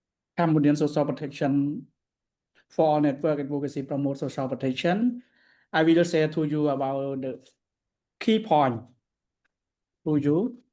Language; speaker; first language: English; non-native, learner; Khmer